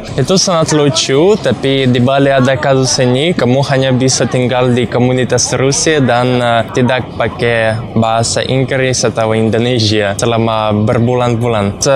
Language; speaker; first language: Indonesian; non-native, learner; Russian